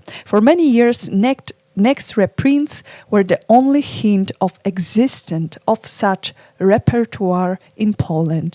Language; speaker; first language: English; non-native, fluent; Polish